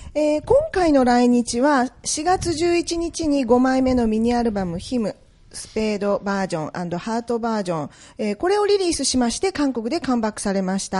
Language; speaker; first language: Japanese; native; Japanese